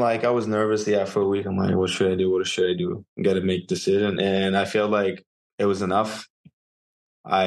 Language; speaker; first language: English; non-native, fluent; Russian